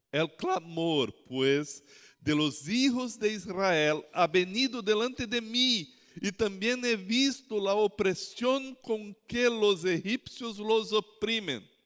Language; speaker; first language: Spanish; non-native, learner; Portuguese